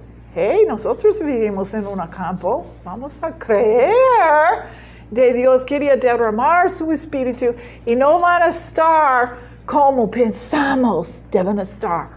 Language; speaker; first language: Spanish; non-native, learner; English